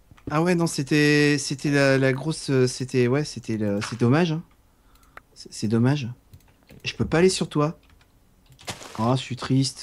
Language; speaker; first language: French; native; French